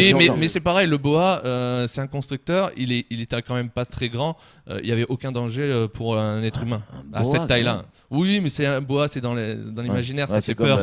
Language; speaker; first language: French; native; French